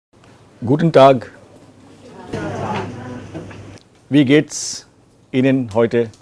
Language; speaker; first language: German; non-native, fluent; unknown